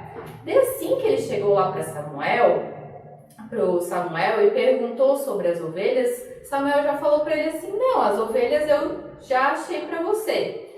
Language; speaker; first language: Portuguese; native; Portuguese